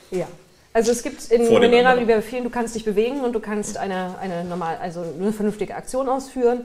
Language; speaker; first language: German; native; German